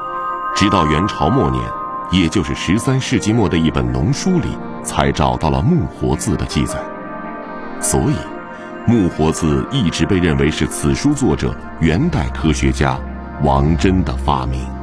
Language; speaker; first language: Chinese; native; Chinese